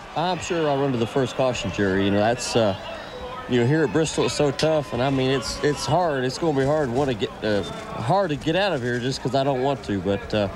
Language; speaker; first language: English; native; English